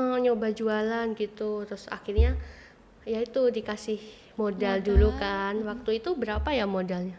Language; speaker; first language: Indonesian; native; Indonesian